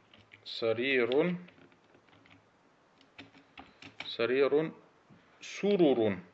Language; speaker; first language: Arabic; early bilingual, heritage; Arabic